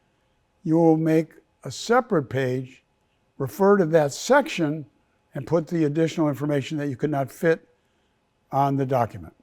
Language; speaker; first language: English; native; English